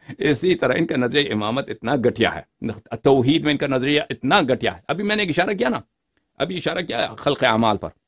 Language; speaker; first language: Urdu; non-native, fluent; Persian